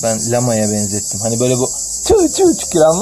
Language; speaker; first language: Turkish; native; Turkish